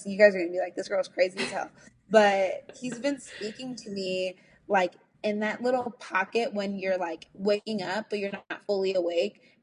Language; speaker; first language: English; native; English